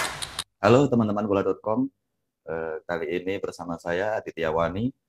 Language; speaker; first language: Indonesian; native; Indonesian